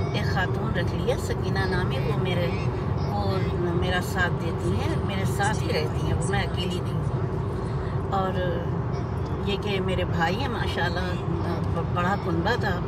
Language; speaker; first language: Urdu; native; Urdu